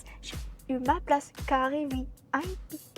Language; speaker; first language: French; native; French